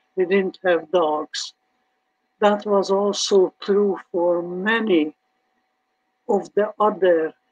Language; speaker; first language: English; early bilingual, other home language; Hungarian